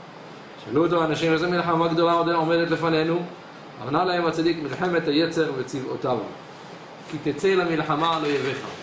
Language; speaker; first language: Hebrew; native; Hebrew